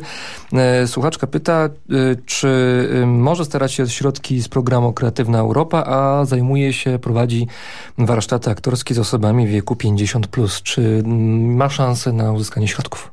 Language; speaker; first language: Polish; native; Polish